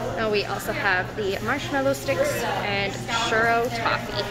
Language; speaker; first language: English; native; English